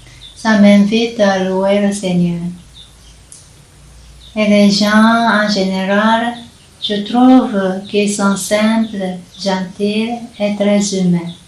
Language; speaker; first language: French; non-native, fluent; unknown